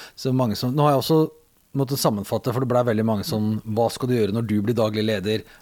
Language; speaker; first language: Norwegian; native; Norwegian